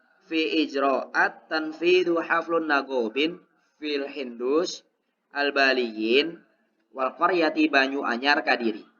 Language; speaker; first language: Arabic; non-native, learner; Indonesian